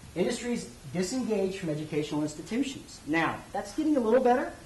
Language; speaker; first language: English; native; English